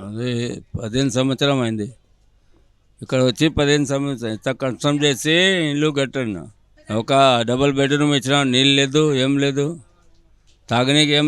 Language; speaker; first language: Telugu; non-native, local second language; Urdu